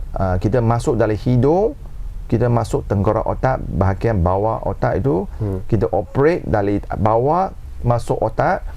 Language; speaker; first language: Malay; non-native, local second language; Chinese